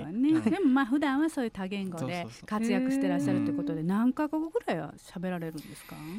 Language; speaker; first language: Japanese; native; Japanese